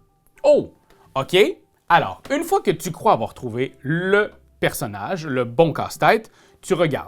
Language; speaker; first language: French; native; French